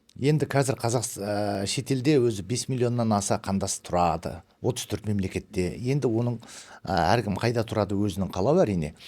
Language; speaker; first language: Kazakh; early bilingual, heritage; Kazakh